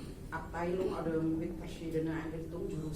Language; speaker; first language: German; non-native, fluent; Indonesian